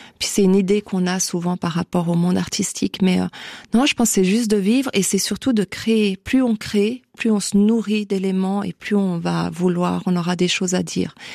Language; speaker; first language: French; native; French